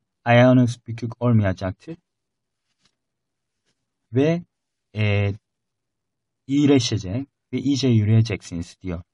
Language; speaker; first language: Turkish; non-native, fluent; Korean